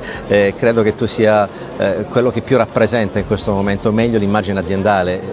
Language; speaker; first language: Italian; native; Italian